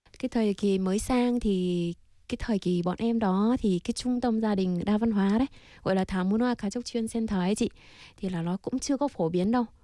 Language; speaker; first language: Vietnamese; native; Vietnamese